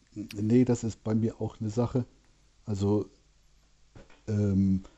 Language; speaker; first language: German; native; German